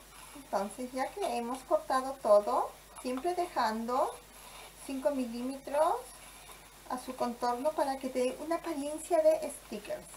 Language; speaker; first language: Spanish; native; Spanish